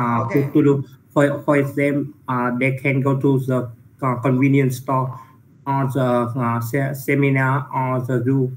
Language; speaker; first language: English; non-native, learner; Vietnamese